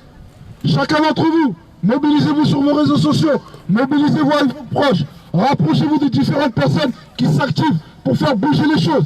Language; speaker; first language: French; native; French